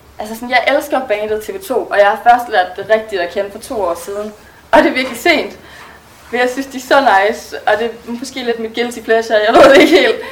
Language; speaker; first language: Danish; non-native, local second language; German